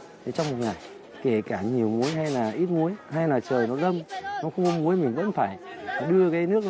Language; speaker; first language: Vietnamese; native; Vietnamese